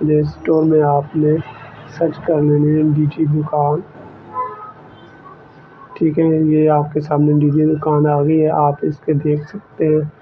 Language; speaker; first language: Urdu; non-native, local second language; Punjabi